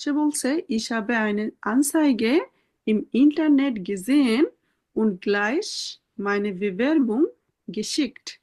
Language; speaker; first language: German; non-native, fluent; Bangla